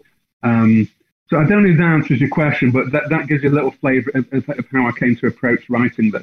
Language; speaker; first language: English; native; English